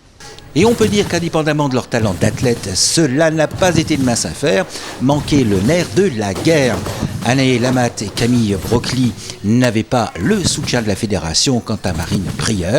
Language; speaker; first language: French; native; French